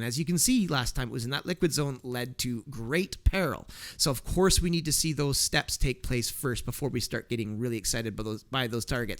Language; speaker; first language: English; native; English